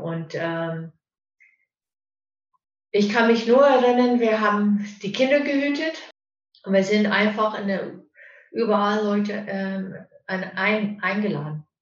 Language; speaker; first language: German; non-native, fluent; English